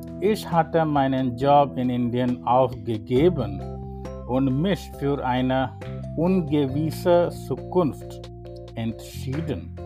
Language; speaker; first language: German; non-native, fluent; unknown